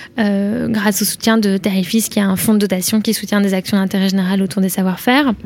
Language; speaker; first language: French; native; French